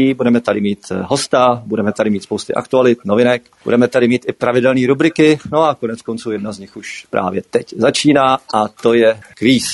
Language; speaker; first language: Czech; native; Czech